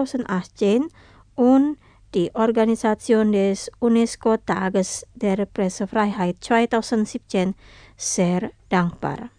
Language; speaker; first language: German; non-native, fluent; Indonesian